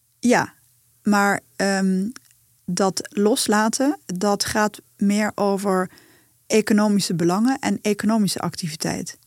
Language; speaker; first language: Dutch; native; Dutch